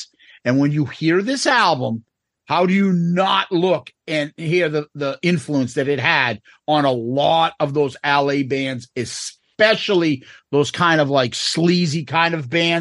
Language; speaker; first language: English; native; English